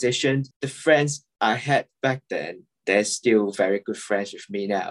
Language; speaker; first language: English; non-native, local second language; Cantonese